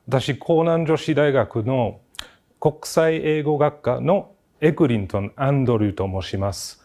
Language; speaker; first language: Japanese; non-native, fluent; English